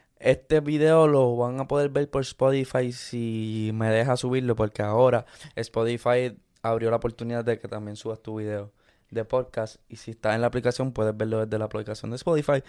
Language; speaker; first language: Spanish; early bilingual, other home language; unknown